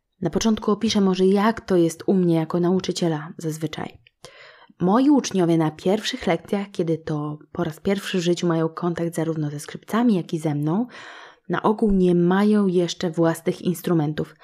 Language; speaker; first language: Polish; native; Polish